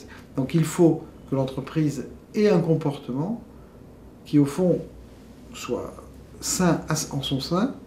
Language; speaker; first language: French; native; French